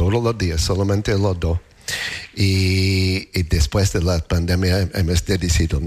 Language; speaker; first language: Spanish; non-native, learner; English